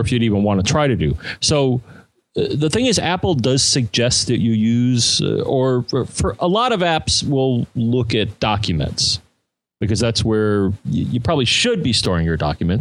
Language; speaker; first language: English; native; English